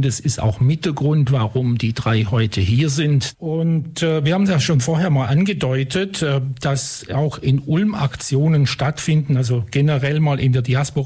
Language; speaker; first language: German; native; German